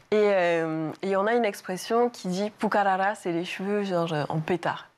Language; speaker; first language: French; native; French